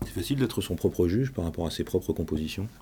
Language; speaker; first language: French; native; French